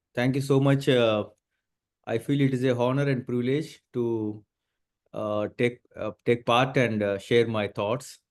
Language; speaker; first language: English; non-native, local second language; Telugu